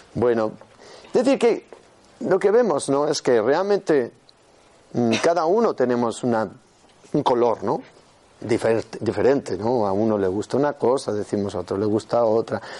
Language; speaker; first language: Spanish; native; Spanish